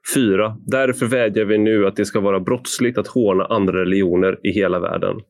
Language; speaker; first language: Swedish; native; Swedish